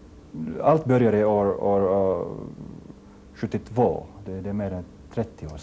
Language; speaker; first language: Swedish; non-native, local second language; Finnish